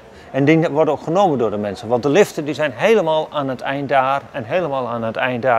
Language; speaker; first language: Dutch; native; Dutch